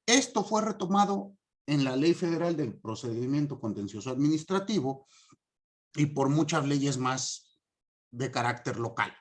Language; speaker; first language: Spanish; native; Spanish